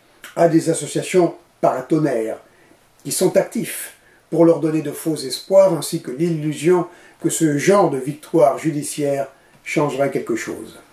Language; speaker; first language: French; native; French